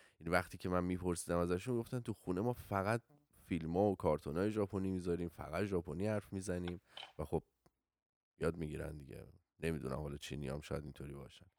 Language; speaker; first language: Persian; native; Persian